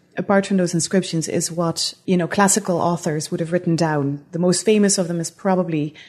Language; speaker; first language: English; non-native, fluent; Dutch